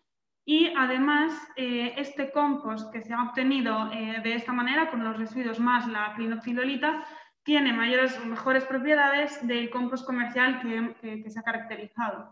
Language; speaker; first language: Spanish; native; Spanish